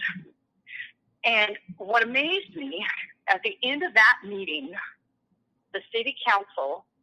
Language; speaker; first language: English; native; English